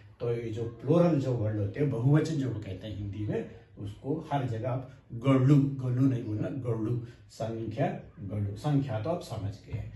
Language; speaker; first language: Hindi; non-native, local second language; Kannada